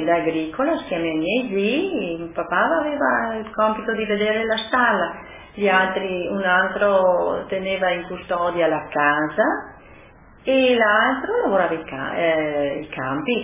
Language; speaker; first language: Italian; early bilingual, other home language; French